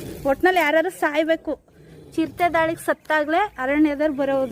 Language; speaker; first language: Kannada; native; Kannada